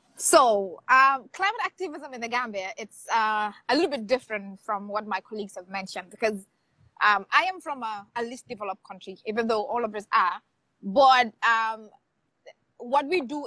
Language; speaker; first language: English; non-native, local second language; Wolof